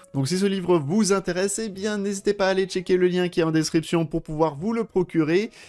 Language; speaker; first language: French; native; French